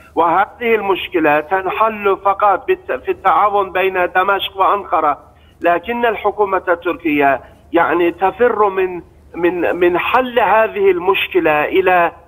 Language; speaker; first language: Arabic; non-native, fluent; Turkish